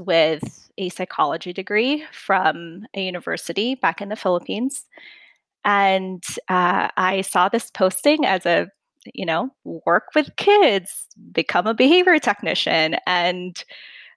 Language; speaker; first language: English; non-native, local second language; Filipino